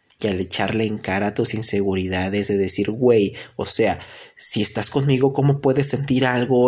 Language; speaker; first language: Spanish; native; Spanish